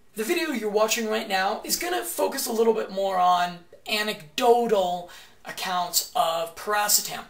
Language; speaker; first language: English; native; English